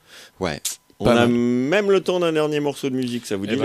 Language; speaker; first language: French; native; French